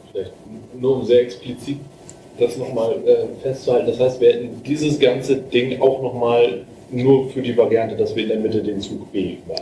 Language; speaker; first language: German; native; German